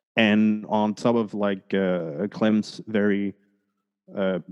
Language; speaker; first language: English; early bilingual, other home language; Spanish